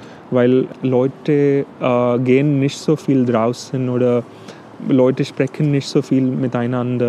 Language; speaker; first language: German; non-native, fluent; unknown